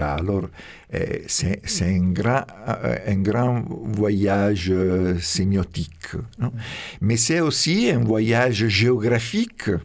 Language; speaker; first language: French; non-native, fluent; Italian